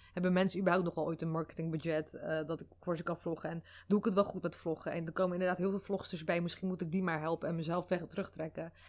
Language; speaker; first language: Dutch; early bilingual, other home language; Armenian